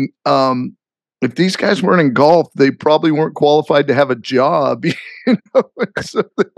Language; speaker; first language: English; native; English